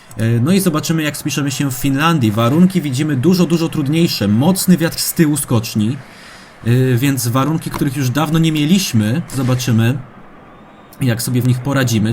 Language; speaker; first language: Polish; native; Polish